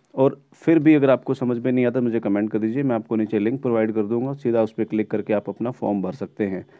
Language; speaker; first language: Hindi; native; Hindi